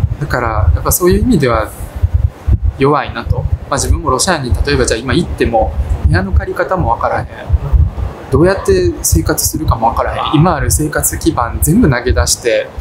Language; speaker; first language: Japanese; early bilingual, other home language; Russian